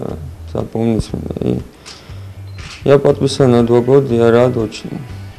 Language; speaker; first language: Russian; non-native, learner; Georgian